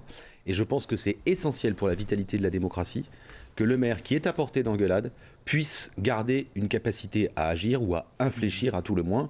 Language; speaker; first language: French; native; French